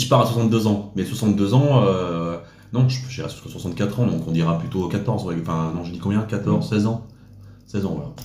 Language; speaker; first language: French; native; French